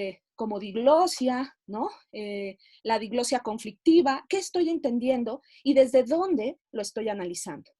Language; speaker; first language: Spanish; native; Spanish